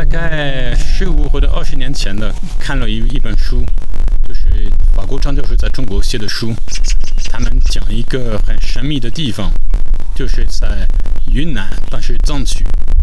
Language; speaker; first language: Chinese; non-native, fluent; French